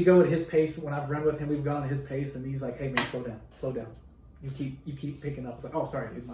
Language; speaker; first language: English; native; English